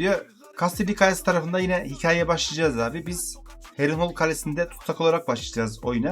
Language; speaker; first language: Turkish; native; Turkish